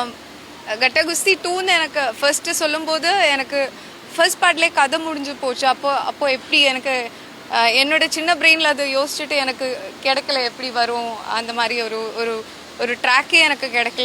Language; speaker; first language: Tamil; non-native, fluent; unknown